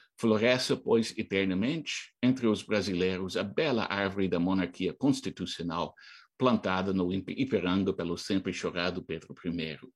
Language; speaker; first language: Portuguese; non-native, fluent; English